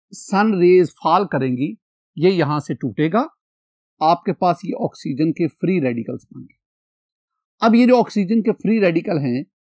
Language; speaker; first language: Urdu; non-native, local second language; Punjabi